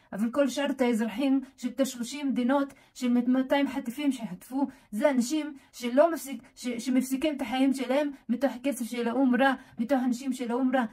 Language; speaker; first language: Hebrew; non-native, local second language; Arabic